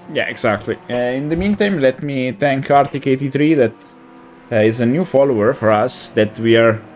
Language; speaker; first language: English; non-native, fluent; Italian